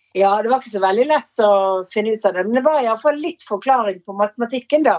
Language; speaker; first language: Norwegian; native; Norwegian